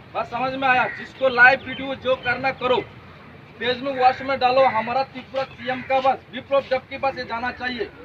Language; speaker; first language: Hindi; non-native, local second language; Bangla